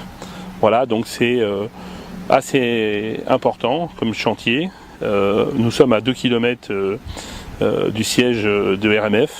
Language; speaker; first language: French; native; French